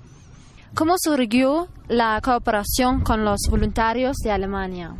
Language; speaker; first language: Spanish; non-native, learner; German